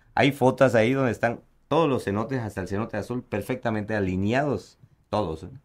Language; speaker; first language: Spanish; native; Spanish